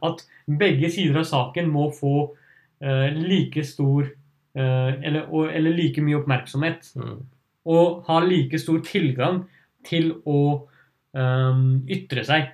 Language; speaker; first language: Norwegian; early bilingual, other home language; Urdu